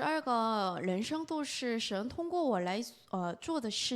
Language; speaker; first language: Chinese; non-native, fluent; Korean